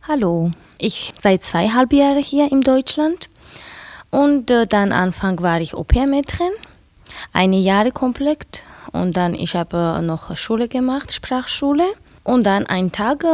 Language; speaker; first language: German; non-native, learner; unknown